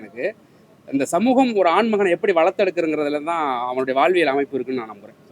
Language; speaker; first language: Tamil; native; Tamil